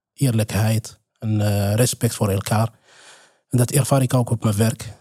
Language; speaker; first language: Dutch; non-native, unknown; Arabic